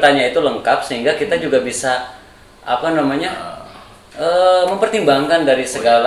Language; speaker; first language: Indonesian; native; Indonesian